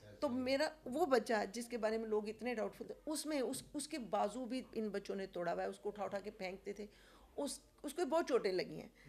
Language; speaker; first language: Urdu; native; Urdu